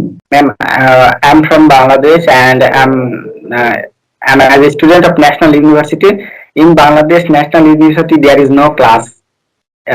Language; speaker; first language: English; non-native, learner; Bangla